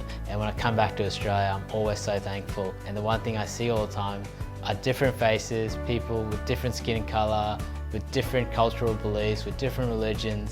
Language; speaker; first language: English; early bilingual, other home language; Urdu